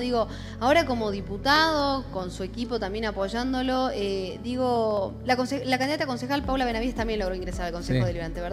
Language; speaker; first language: Spanish; native; Spanish